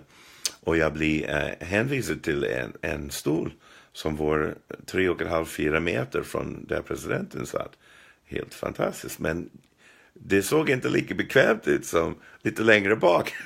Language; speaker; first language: Swedish; non-native, fluent; English